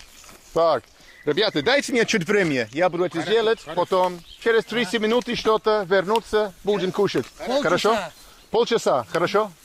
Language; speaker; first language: Russian; non-native, learner; English